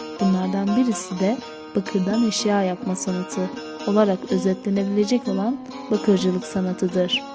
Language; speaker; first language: Turkish; native; Turkish